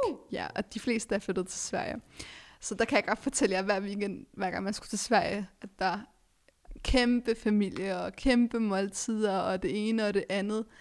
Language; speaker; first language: Danish; early bilingual, other home language; Arabic